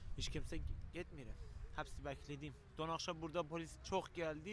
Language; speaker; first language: Turkish; non-native, learner; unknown